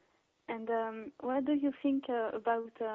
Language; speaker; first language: English; non-native, learner; French